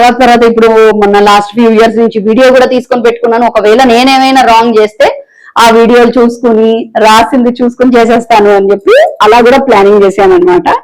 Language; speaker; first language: Telugu; non-native, local second language; Bangla